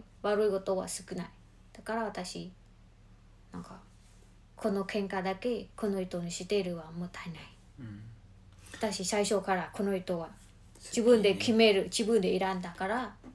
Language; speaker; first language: Japanese; non-native, learner; Mongolian